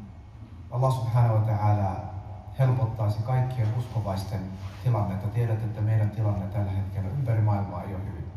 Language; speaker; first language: Finnish; early bilingual, other home language; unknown